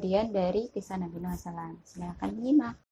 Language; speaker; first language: Indonesian; native; Indonesian